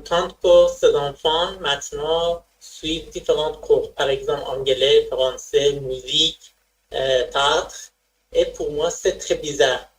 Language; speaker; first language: French; non-native, learner; Persian